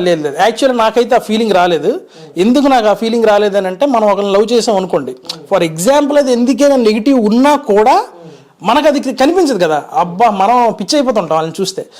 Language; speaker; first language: Telugu; native; Telugu